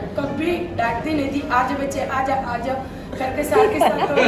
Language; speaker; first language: Hindi; non-native, local second language; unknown